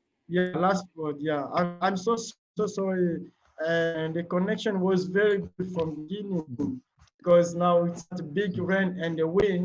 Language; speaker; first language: English; non-native, learner; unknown